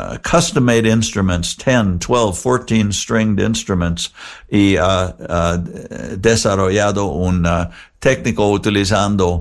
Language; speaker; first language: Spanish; non-native, learner; English